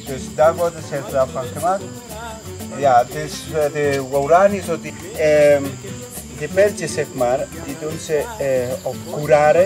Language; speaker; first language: Dutch; non-native, fluent; Spanish